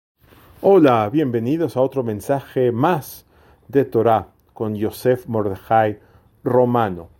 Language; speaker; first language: Spanish; native; Spanish